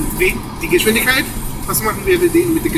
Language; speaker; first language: German; non-native, learner; Greek